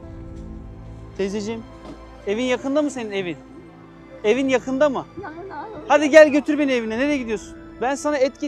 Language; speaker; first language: Turkish; native; Turkish